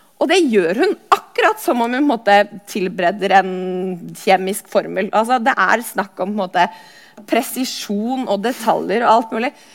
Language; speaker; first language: Norwegian; native; Norwegian